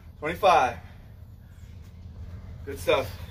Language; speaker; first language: English; native; English